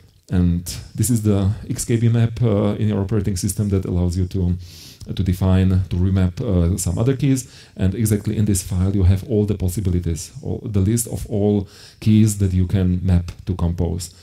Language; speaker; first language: English; non-native, fluent; Slovak